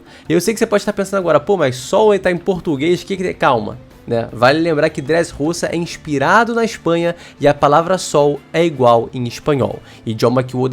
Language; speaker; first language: Portuguese; native; Portuguese